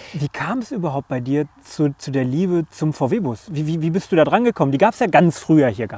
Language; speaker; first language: German; native; German